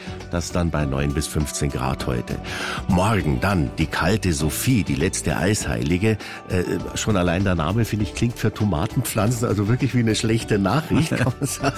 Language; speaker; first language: German; native; German